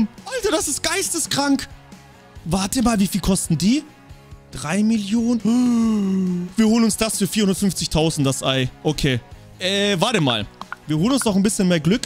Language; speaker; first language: German; native; German